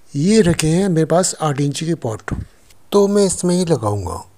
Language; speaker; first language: Hindi; non-native, local second language; Nepali